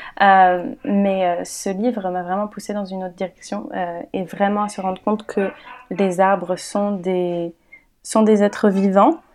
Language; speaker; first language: French; native; French